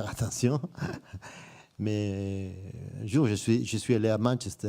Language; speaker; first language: French; non-native, fluent; Italian